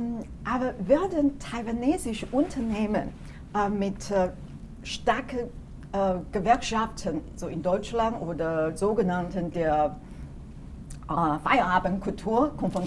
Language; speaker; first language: German; non-native, fluent; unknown